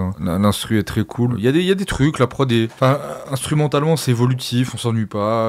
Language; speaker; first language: French; native; French